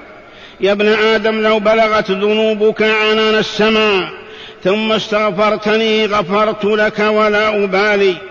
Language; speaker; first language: Arabic; native; Arabic